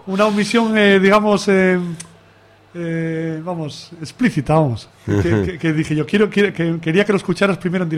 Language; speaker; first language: Spanish; native; Spanish